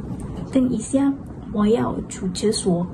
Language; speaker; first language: Chinese; non-native, learner; Malay